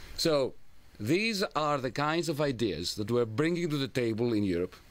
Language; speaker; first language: English; non-native, fluent; Greek